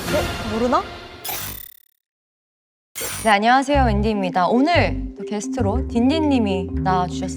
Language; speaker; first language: Korean; native; Korean